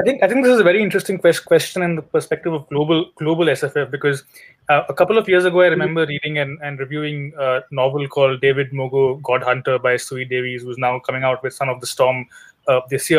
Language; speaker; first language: English; non-native, local second language; Hindi